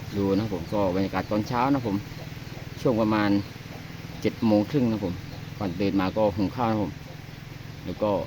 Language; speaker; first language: Thai; native; Thai